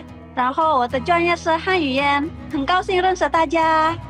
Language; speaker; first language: Chinese; non-native, learner; Indonesian